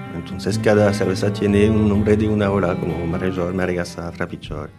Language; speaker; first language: Spanish; non-native, learner; French